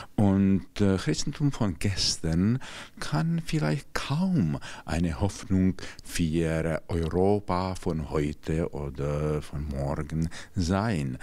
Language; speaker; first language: German; non-native, fluent; Czech